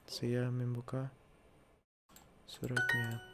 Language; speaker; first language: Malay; non-native, learner; Russian